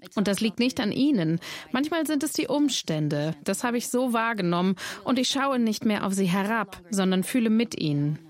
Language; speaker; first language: German; non-native, fluent; English